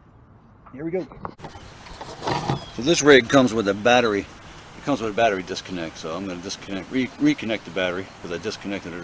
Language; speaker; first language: English; native; English